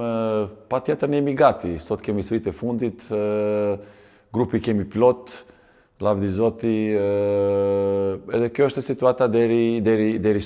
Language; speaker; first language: Albanian; non-native, fluent; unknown